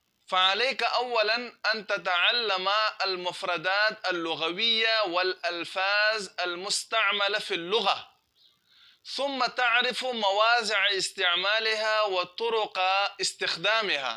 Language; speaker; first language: Arabic; non-native, fluent; Urdu